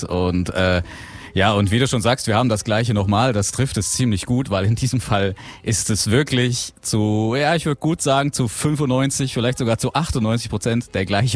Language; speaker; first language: German; native; German